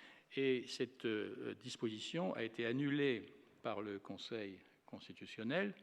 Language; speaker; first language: French; native; French